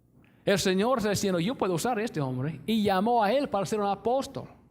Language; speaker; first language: Spanish; non-native, fluent; English